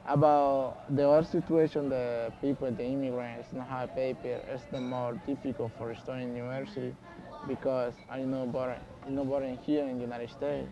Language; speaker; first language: English; non-native, learner; Spanish